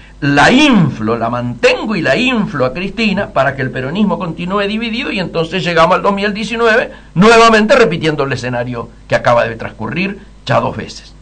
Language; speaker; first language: Spanish; native; Spanish